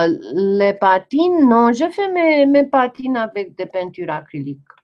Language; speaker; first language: French; non-native, fluent; English